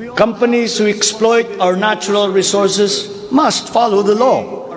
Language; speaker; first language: English; non-native, local second language; Filipino